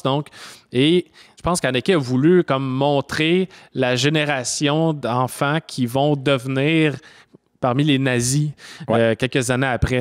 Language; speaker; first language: French; native; French